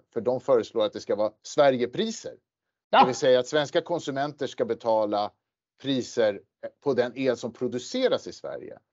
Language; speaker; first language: Swedish; native; Swedish